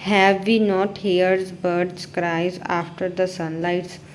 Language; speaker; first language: English; non-native, local second language; Punjabi